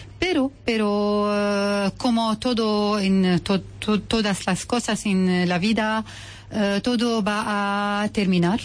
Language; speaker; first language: Spanish; non-native, learner; Arabic